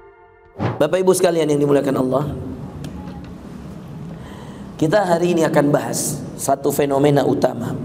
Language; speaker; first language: Indonesian; native; Indonesian